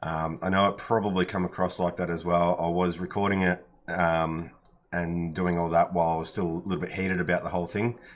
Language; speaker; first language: English; native; English